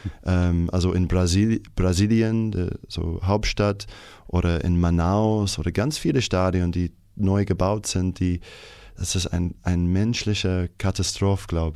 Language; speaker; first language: German; non-native, fluent; English